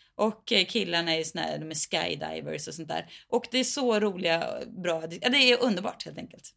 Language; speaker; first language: Swedish; native; Swedish